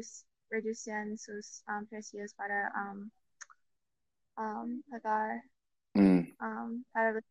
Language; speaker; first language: Spanish; non-native, learner; English